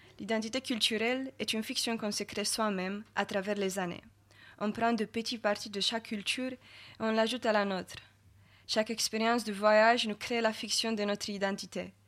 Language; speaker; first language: French; non-native, fluent; Romanian